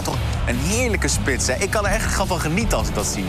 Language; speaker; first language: Dutch; native; Dutch